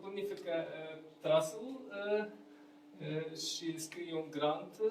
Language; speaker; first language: Romanian; non-native, learner; Ukrainian